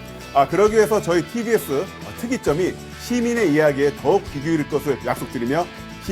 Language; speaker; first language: Korean; native; Korean